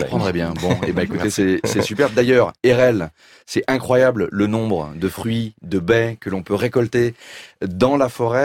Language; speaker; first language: French; native; French